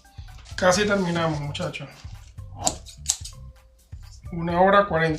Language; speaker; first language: Spanish; native; Spanish